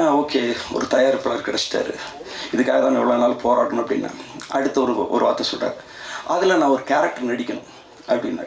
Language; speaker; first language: Tamil; native; Tamil